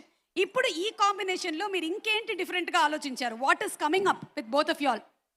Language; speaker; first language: Telugu; native; Telugu